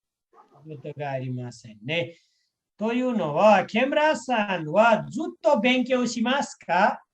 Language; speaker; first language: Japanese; non-native, fluent; Nepali